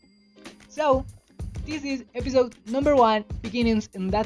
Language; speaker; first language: English; non-native, fluent; Spanish